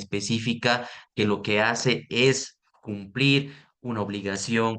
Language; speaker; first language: Spanish; native; Spanish